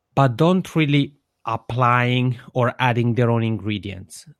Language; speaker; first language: English; non-native, fluent; Italian